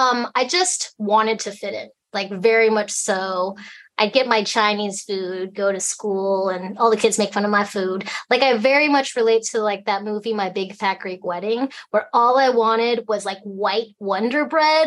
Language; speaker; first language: English; early bilingual, other home language; Cantonese